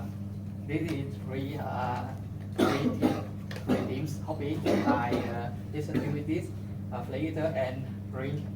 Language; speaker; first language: English; non-native, learner; Vietnamese